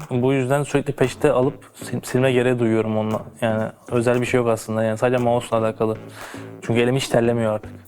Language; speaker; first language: Turkish; native; Turkish